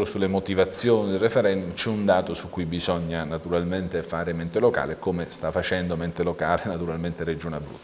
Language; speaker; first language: Italian; native; Italian